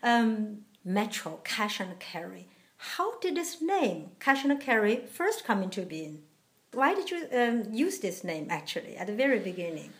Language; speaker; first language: English; non-native, fluent; Chinese